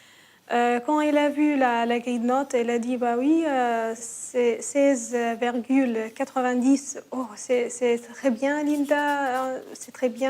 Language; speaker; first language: French; non-native, learner; Arabic